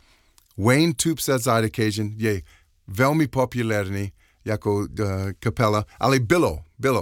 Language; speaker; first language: Czech; non-native, learner; English